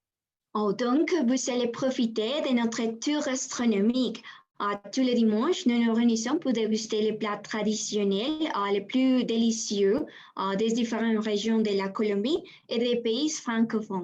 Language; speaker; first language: French; non-native, learner; Spanish